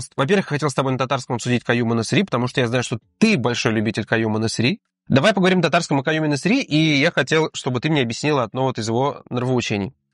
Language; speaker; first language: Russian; native; Russian